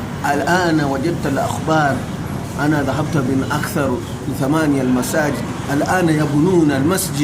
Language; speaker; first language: Arabic; non-native, learner; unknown